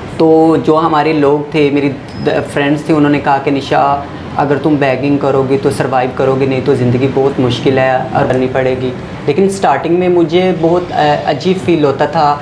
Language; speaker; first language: Hindi; non-native, local second language; Punjabi